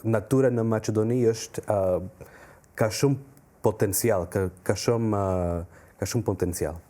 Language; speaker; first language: Albanian; non-native, learner; English